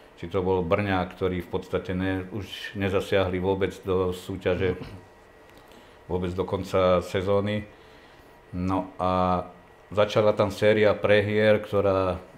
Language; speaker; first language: Slovak; native; Slovak